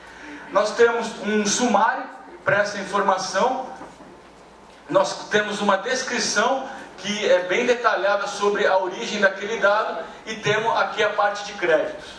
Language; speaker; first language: Portuguese; native; Portuguese